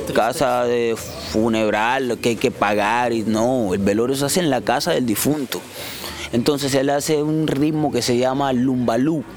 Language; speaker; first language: Spanish; native; Spanish